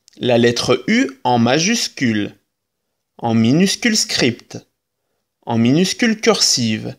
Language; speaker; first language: French; native; French